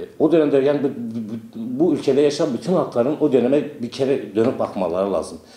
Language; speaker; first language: Turkish; non-native, local second language; Kurdish